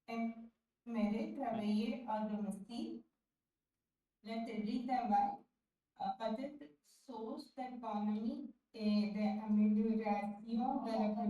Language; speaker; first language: French; non-native, learner; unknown